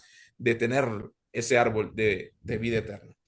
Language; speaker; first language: Spanish; native; Spanish